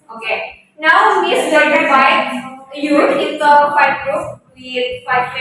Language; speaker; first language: English; non-native, learner; Indonesian